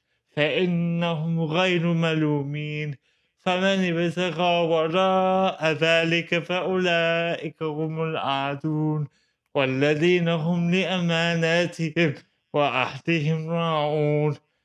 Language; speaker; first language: Arabic; non-native, fluent; English